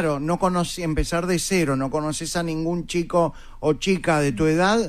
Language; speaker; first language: Spanish; native; Spanish